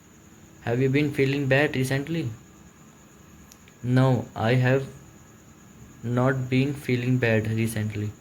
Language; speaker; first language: English; non-native, learner; Hindi